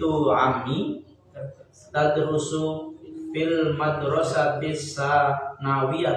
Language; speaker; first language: Arabic; non-native, learner; Indonesian